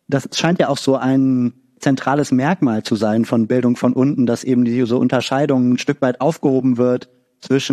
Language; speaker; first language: German; native; German